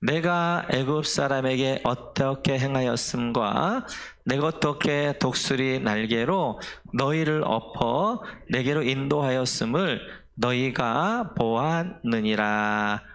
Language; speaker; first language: Korean; native; Korean